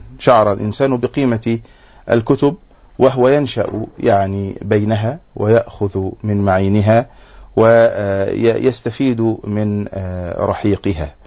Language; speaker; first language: Arabic; native; Arabic